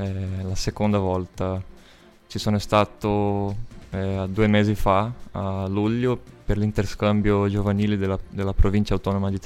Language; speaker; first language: Italian; non-native, fluent; Portuguese